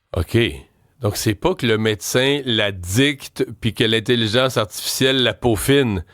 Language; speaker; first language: French; native; French